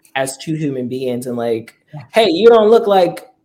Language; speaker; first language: English; native; English